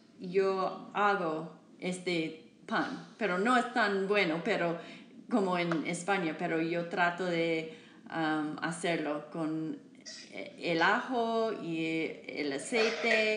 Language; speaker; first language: Spanish; non-native, learner; English